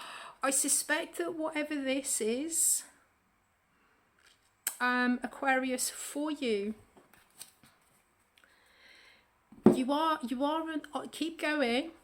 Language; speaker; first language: English; native; English